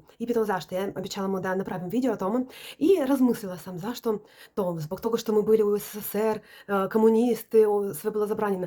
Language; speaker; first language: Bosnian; non-native, learner; Russian